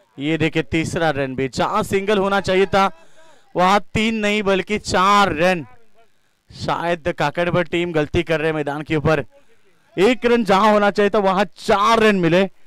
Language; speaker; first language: Hindi; non-native, local second language; Marathi